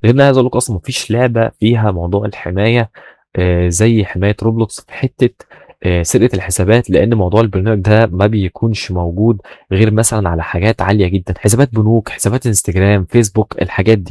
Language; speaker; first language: Arabic; native; Arabic